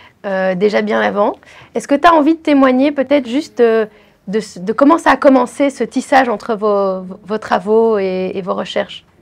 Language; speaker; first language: French; native; French